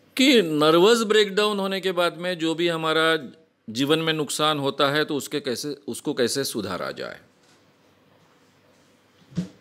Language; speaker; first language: Hindi; non-native, local second language; Marathi